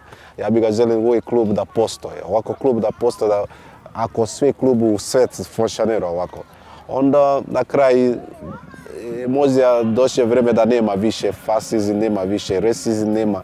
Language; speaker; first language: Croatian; non-native, learner; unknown